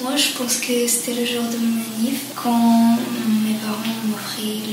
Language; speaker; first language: French; non-native, fluent; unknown